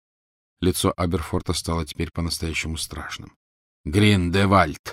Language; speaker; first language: Russian; native; Russian